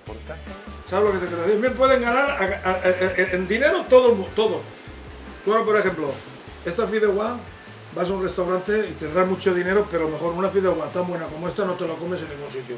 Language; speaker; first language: Spanish; native; Spanish